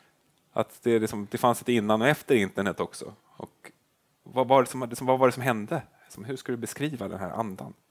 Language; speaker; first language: Swedish; native; Swedish